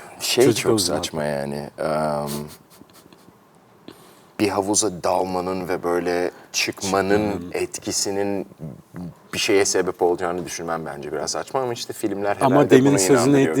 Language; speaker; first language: Turkish; early bilingual, heritage; Turkish